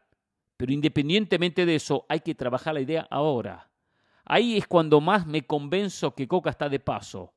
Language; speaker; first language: Spanish; native; Spanish